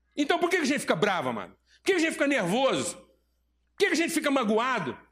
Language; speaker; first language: Portuguese; native; Portuguese